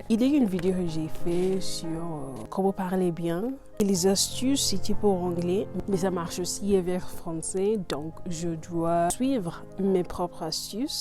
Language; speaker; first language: French; non-native, learner; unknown